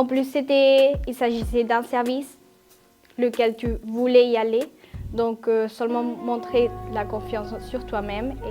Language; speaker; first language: French; non-native, fluent; Spanish